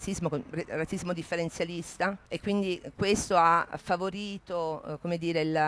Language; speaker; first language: Italian; native; Italian